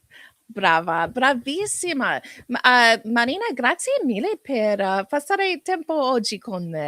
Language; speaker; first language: Italian; non-native, learner; English